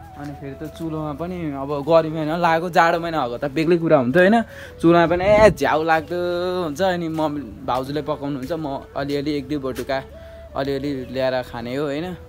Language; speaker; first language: Nepali; native; Nepali